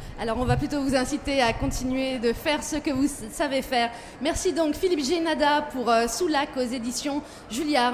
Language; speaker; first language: French; native; French